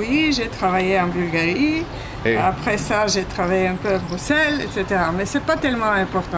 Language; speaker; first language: French; non-native, fluent; Bulgarian